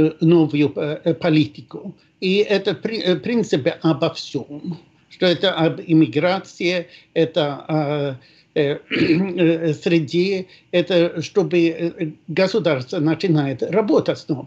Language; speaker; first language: Russian; non-native, fluent; Swedish